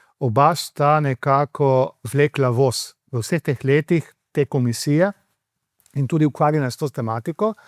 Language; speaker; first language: Slovenian; native; Slovenian